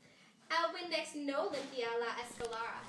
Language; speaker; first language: Spanish; non-native, learner; English